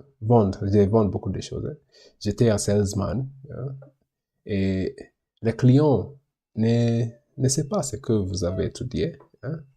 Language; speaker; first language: French; non-native, learner; English